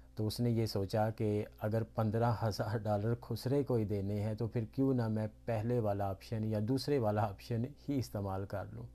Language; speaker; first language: Urdu; native; Urdu